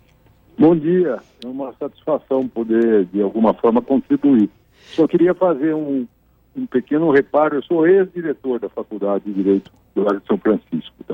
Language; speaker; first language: Portuguese; native; Portuguese